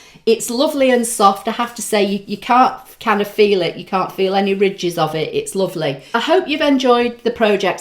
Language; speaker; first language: English; native; English